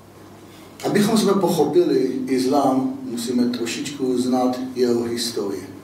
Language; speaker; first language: Czech; non-native, fluent; Hebrew